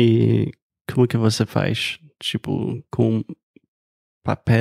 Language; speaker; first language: Portuguese; non-native, fluent; English